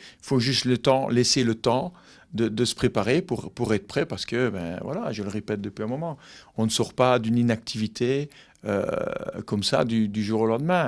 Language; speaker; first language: French; native; French